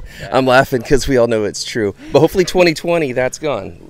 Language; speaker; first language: English; native; English